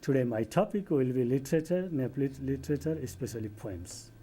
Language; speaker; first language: English; non-native, local second language; Nepali